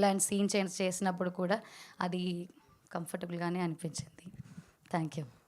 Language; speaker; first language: Telugu; non-native, learner; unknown